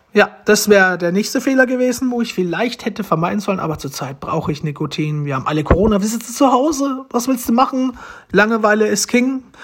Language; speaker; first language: German; early bilingual, other home language; Romanian